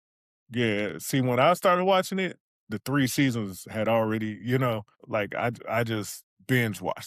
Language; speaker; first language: English; native; English